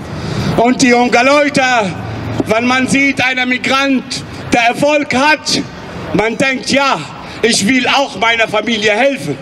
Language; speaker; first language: German; non-native, fluent; Arabic